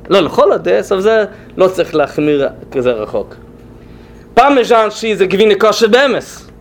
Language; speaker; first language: Hebrew; non-native, fluent; English